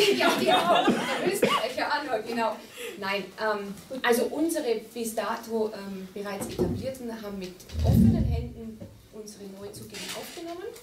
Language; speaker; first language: German; native; German